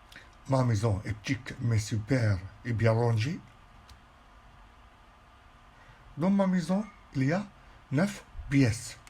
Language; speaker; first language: French; non-native, fluent; Arabic